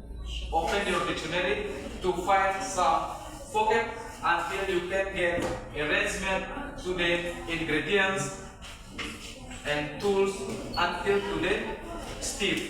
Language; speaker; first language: English; non-native, learner; Indonesian